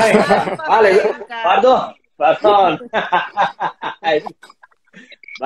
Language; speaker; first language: Spanish; non-native, learner; Italian